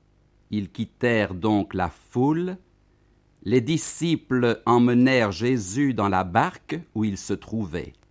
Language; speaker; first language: French; native; French